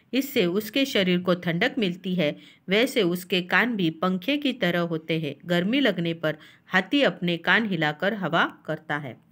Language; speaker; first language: Hindi; non-native, local second language; Marathi